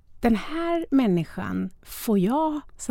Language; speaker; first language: Swedish; native; Swedish